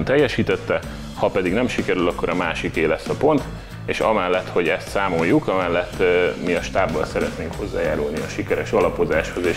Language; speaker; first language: Hungarian; native; Hungarian